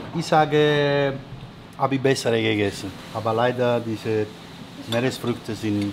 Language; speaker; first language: German; non-native, learner; Italian